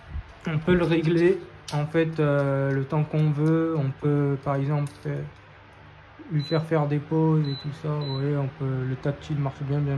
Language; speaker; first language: French; native; French